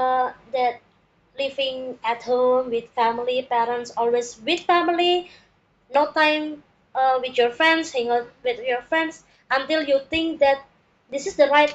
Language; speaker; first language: English; non-native, learner; Indonesian